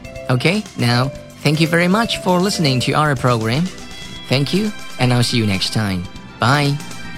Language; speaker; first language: English; non-native, fluent; Chinese